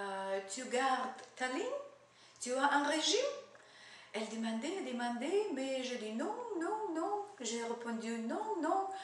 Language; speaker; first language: French; non-native, learner; Russian